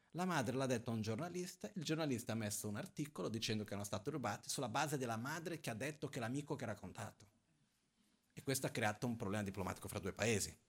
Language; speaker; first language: Italian; non-native, fluent; Portuguese